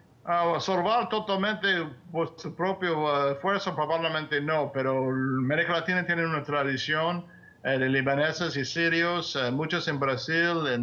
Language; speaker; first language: Spanish; non-native, fluent; English